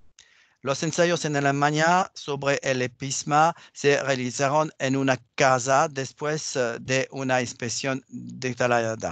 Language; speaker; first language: Spanish; non-native, learner; French